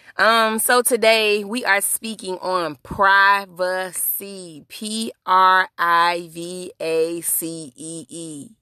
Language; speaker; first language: English; native; English